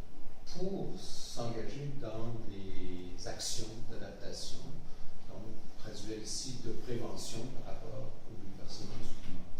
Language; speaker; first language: French; native; French